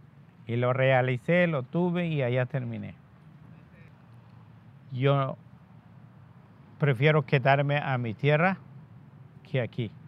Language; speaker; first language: Spanish; non-native, local second language; Yucateco